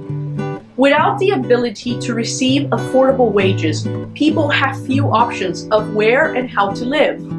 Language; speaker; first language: English; non-native, local second language; Spanish